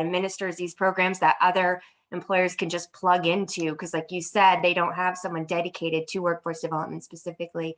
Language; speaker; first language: English; native; English